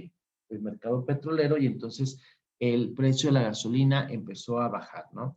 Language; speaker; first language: Spanish; native; Spanish